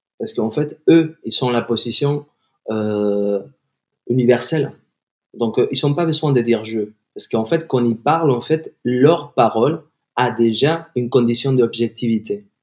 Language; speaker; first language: French; non-native, fluent; Spanish